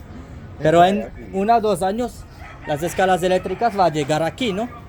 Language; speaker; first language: Spanish; non-native, learner; French